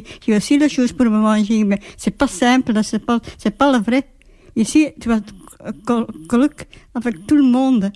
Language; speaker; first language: French; non-native, learner; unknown